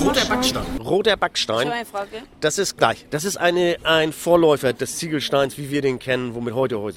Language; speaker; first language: German; native; German